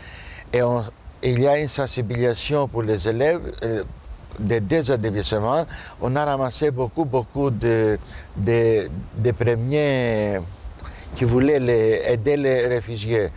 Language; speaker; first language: French; non-native, fluent; Greek